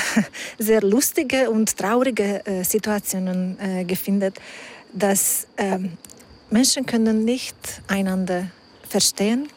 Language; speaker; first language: German; non-native, fluent; Hungarian